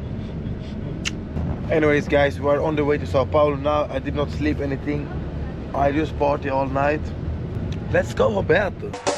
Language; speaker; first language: English; non-native, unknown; Swedish